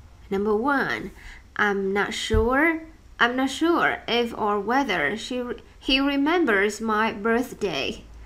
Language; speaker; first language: English; non-native, fluent; Vietnamese